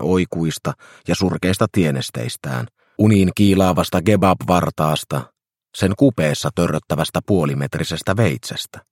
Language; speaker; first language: Finnish; native; Finnish